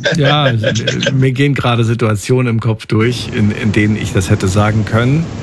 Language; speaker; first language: German; native; German